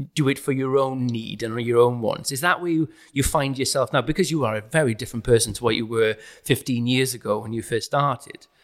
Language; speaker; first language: English; native; English